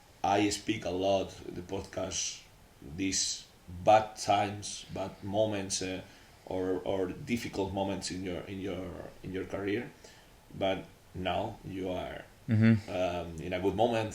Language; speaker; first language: English; non-native, learner; Spanish